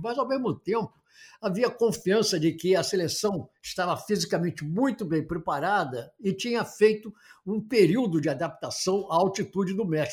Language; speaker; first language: Portuguese; native; Portuguese